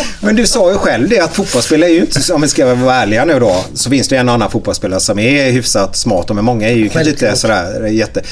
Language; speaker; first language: Swedish; native; Swedish